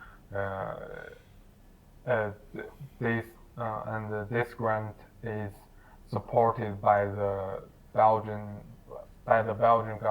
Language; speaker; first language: English; non-native, learner; Chinese